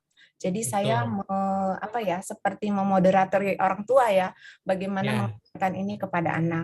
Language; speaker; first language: Indonesian; native; Indonesian